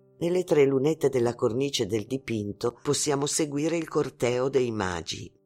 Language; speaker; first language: Italian; non-native, fluent; Arabic